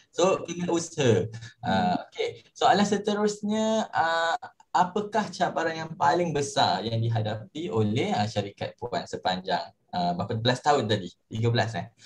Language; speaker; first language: Malay; native; Malay